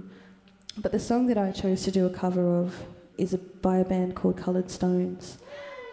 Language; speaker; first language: English; non-native, local second language; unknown